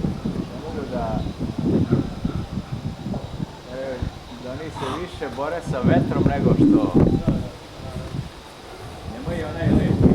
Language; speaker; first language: Bosnian; native; Bosnian